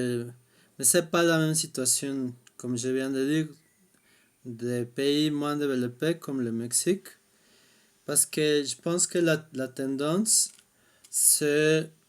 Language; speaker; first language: French; non-native, fluent; Spanish